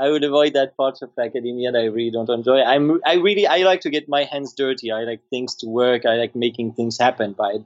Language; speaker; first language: English; non-native, fluent; French